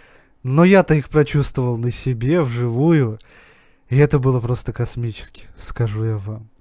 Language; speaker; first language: Russian; native; Russian